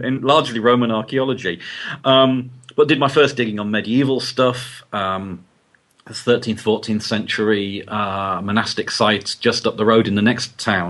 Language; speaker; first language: English; native; English